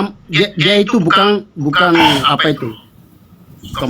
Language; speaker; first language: Indonesian; non-native, fluent; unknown